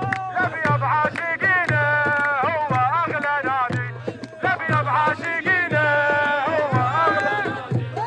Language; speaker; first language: Arabic; native; Arabic